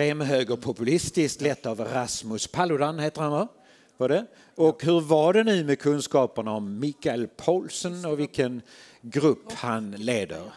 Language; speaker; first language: Swedish; native; Swedish